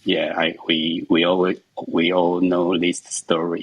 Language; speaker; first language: English; non-native, learner; Chinese